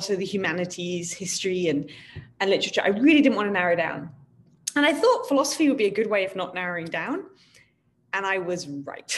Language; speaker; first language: English; native; English